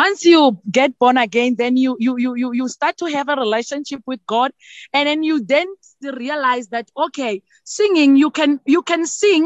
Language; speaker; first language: English; non-native, local second language; Northern Sotho